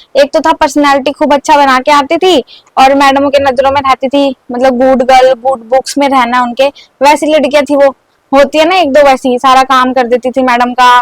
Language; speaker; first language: Hindi; non-native, local second language; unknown